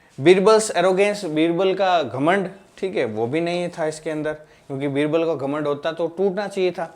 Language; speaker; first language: Hindi; non-native, local second language; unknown